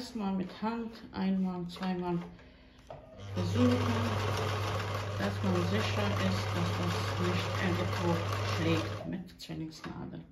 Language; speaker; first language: German; non-native, learner; Croatian